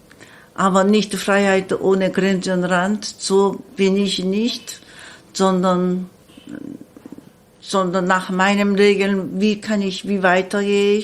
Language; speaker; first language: German; non-native, learner; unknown